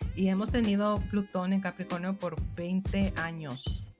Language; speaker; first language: Spanish; non-native, fluent; English